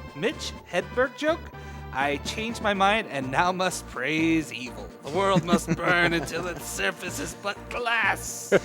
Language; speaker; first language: English; native; English